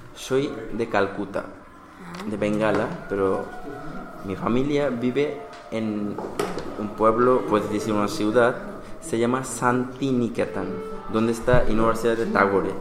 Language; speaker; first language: Spanish; non-native, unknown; Bangla